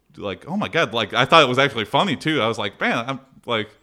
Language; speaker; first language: English; native; English